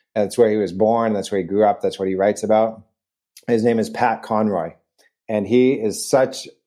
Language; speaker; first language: English; native; English